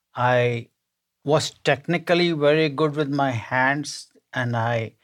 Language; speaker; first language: English; non-native, local second language; Punjabi